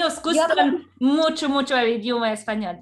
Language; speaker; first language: Spanish; non-native, learner; English